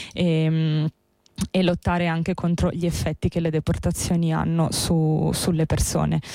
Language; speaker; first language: Italian; native; Italian